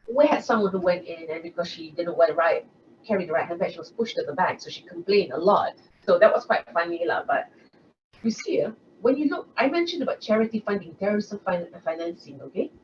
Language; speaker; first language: English; non-native, local second language; Malay